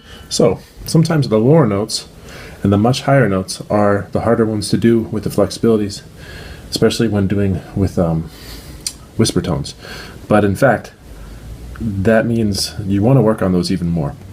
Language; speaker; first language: English; native; English